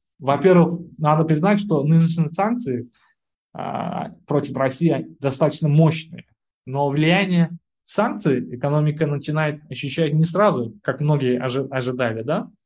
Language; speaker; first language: Russian; non-native, local second language; Uzbek